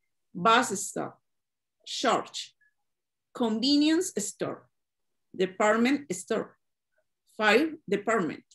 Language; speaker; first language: English; non-native, learner; Spanish